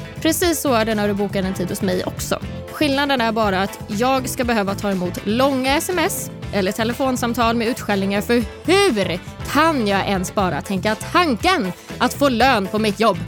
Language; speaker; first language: Swedish; native; Swedish